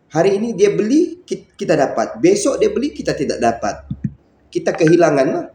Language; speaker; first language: Malay; native; Malay